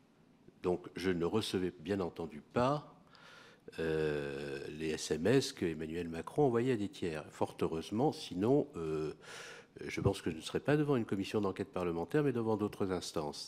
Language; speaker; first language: French; native; French